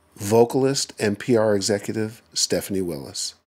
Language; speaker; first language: English; native; English